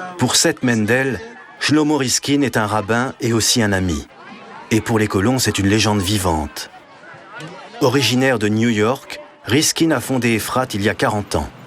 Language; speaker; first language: French; native; French